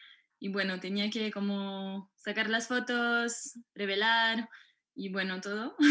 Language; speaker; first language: Spanish; non-native, fluent; French